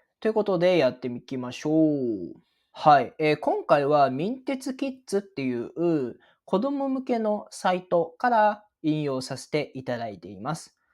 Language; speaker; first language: Japanese; native; Japanese